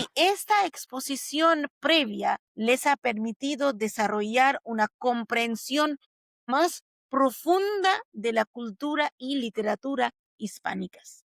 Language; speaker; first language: Spanish; non-native, fluent; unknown